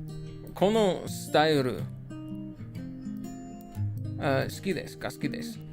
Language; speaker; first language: Japanese; non-native, learner; English